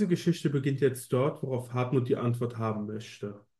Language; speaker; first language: German; native; German